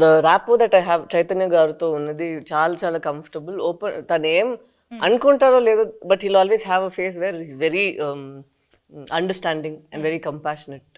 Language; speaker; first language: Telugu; non-native, fluent; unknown